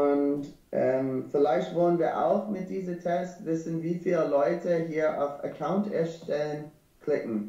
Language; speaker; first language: German; non-native, learner; English